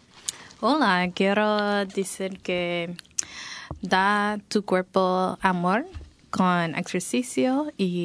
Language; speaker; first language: Spanish; non-native, fluent; English